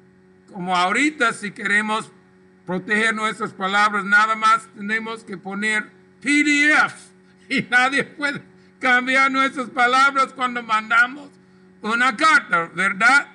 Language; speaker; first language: Spanish; non-native, local second language; English